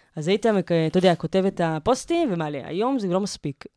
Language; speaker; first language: Hebrew; native; Hebrew